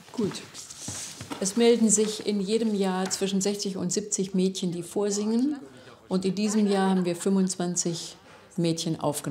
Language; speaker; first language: German; native; German